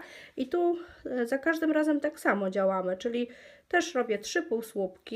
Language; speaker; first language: Polish; native; Polish